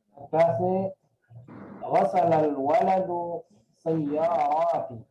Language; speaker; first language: Arabic; non-native, learner; Indonesian